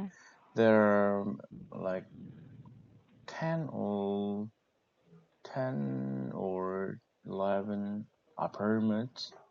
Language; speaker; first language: English; non-native, learner; Korean